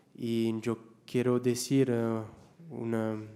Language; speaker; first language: Spanish; non-native, learner; French